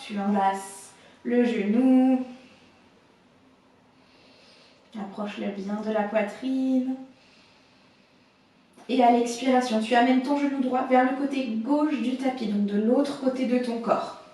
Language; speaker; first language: French; native; French